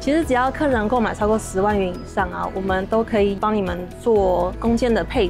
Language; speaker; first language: Chinese; native; Chinese